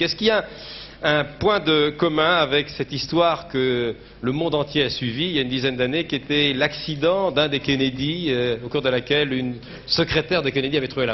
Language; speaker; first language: French; native; French